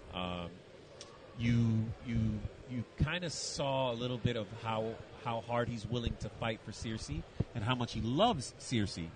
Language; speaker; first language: English; native; English